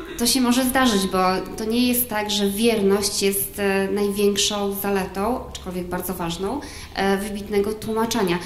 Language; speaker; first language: Polish; native; Polish